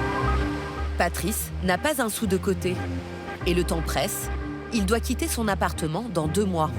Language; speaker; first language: French; native; French